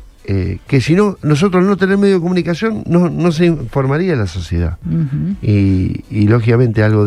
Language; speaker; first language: Spanish; native; Spanish